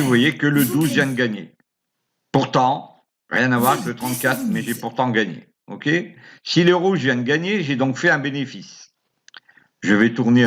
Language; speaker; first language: French; native; French